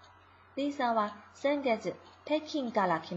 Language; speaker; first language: Japanese; non-native, fluent; Chinese